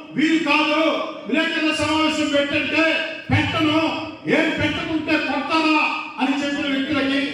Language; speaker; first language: Telugu; native; Telugu